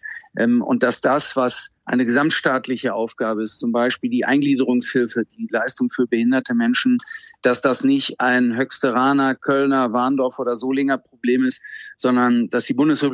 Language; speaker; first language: German; native; German